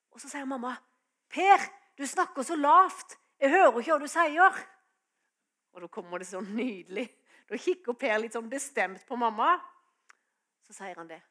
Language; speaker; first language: Norwegian; native; Norwegian